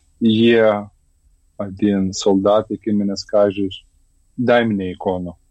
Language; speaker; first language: Ukrainian; non-native, learner; Lithuanian